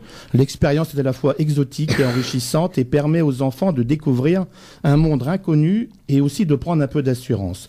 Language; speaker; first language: French; native; French